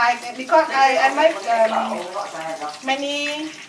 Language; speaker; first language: English; non-native, learner; Vietnamese